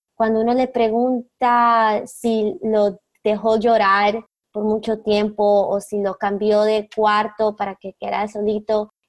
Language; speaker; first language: Spanish; native; Spanish